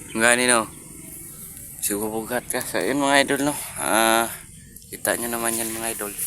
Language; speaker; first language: Filipino; non-native, local second language; Cebuano